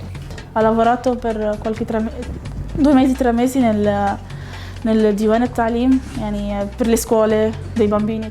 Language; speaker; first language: Italian; early bilingual, other home language; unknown